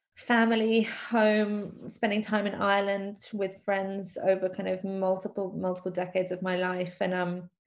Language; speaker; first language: English; native; English